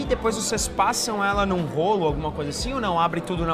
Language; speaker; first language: Portuguese; native; Portuguese